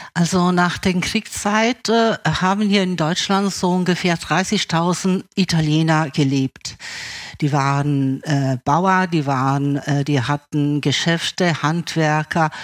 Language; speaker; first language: German; early bilingual, other home language; Italian